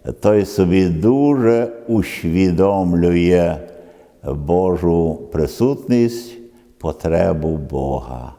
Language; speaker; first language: Ukrainian; early bilingual, other home language; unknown